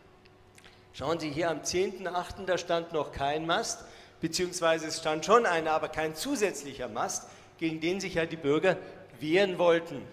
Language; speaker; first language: German; native; German